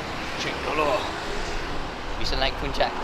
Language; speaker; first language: Indonesian; non-native, fluent; English